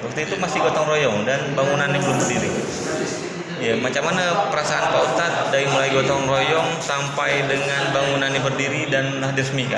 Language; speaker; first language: Indonesian; native; Indonesian